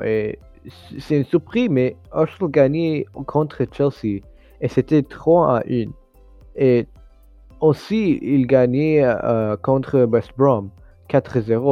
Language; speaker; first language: French; non-native, learner; English